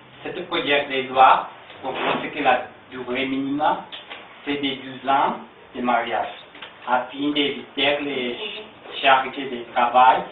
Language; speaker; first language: French; non-native, learner; Spanish